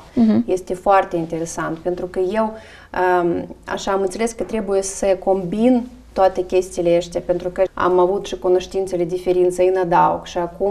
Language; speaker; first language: Romanian; non-native, learner; Russian